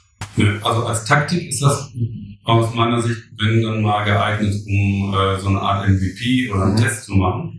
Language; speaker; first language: German; native; German